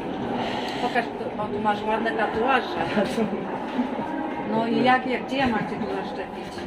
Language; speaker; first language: Polish; native; Polish